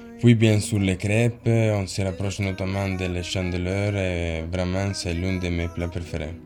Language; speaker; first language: French; non-native, learner; Italian